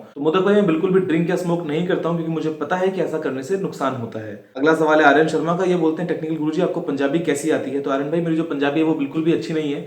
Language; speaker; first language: Hindi; native; Hindi